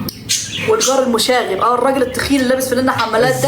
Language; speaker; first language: Arabic; native; Arabic